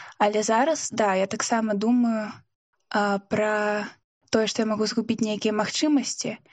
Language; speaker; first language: Belarusian; non-native, local second language; Russian